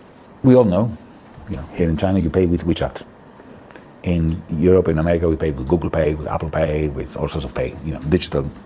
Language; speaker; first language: English; non-native, fluent; Greek